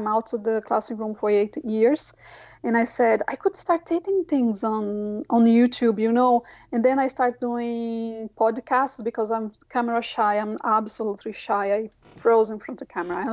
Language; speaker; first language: English; non-native, fluent; Portuguese